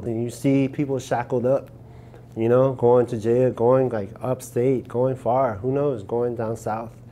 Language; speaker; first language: English; native; English